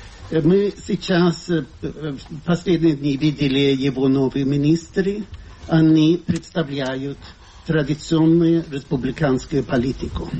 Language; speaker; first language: Russian; non-native, fluent; Swedish